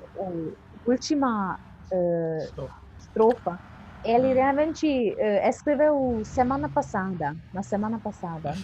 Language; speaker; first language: Portuguese; non-native, fluent; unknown